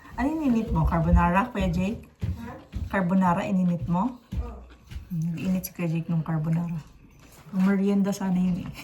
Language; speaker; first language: Filipino; non-native, local second language; Cebuano